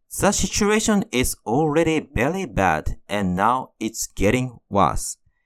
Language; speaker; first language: English; non-native, fluent; Japanese